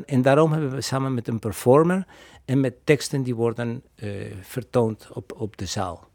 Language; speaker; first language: Dutch; non-native, fluent; Spanish